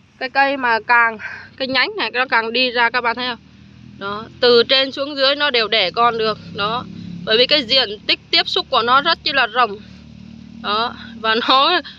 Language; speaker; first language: Vietnamese; native; Vietnamese